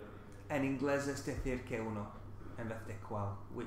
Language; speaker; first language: Spanish; non-native, fluent; English